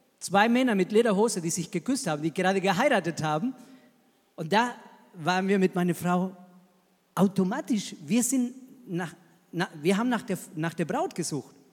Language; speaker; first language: German; non-native, fluent; Spanish